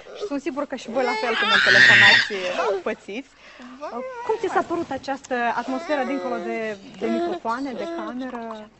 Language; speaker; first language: Romanian; native; Romanian